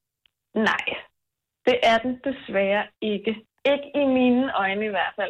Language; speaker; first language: Danish; native; Danish